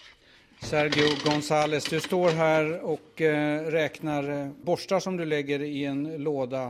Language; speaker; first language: Swedish; native; Swedish